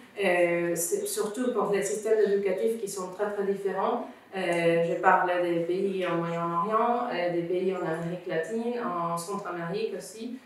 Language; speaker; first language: French; non-native, fluent; Spanish